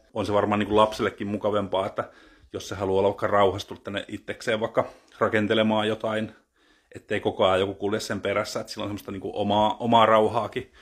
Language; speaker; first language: Finnish; native; Finnish